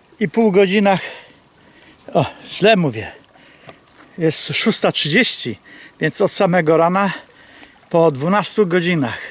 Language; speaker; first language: Polish; native; Polish